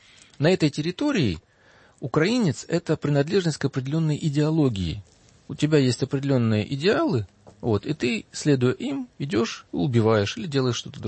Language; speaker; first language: Russian; native; Russian